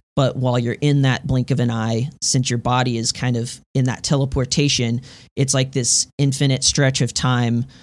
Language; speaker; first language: English; native; English